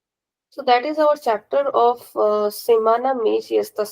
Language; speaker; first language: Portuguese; non-native, fluent; Hindi